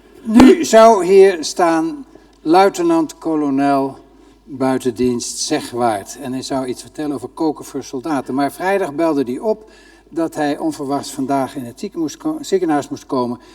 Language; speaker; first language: Dutch; native; Dutch